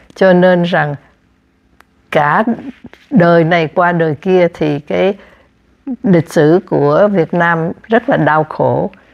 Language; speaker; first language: Vietnamese; native; Vietnamese